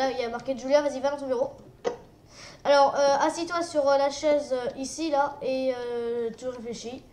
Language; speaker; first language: French; native; French